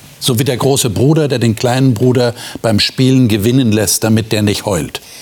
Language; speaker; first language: German; native; German